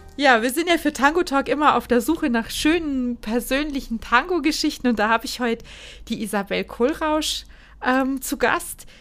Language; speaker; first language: German; native; German